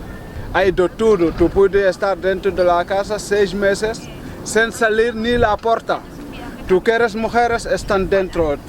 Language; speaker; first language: Spanish; non-native, fluent; Wolof